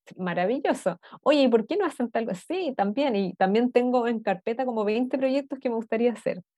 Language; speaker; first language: Spanish; native; Spanish